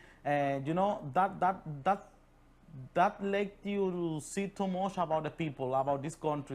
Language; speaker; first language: English; non-native, learner; Spanish